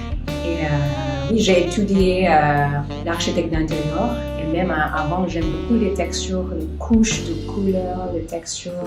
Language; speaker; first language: French; non-native, fluent; Filipino